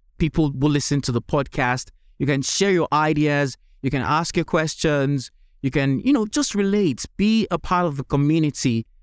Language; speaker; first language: English; non-native, local second language; Yoruba